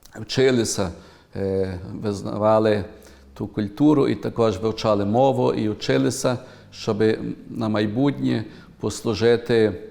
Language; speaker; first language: Ukrainian; early bilingual, heritage; Ukrainian